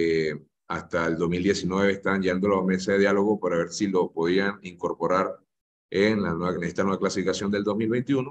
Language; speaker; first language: Spanish; native; Spanish